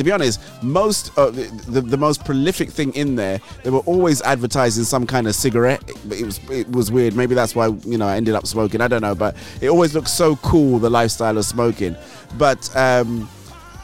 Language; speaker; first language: English; non-native, local second language; Yoruba